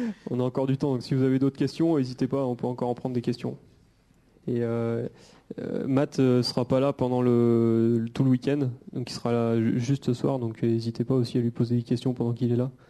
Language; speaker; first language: French; native; French